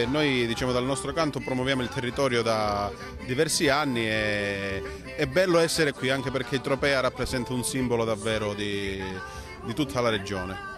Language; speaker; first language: Italian; native; Italian